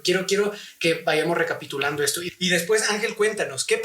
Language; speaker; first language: Spanish; native; Spanish